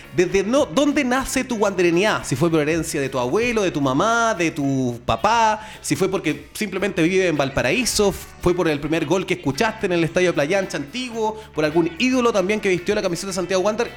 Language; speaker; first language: Spanish; native; Spanish